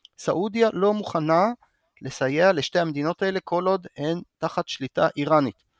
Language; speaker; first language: Hebrew; native; Hebrew